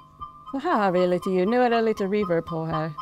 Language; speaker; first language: Swedish; non-native, fluent; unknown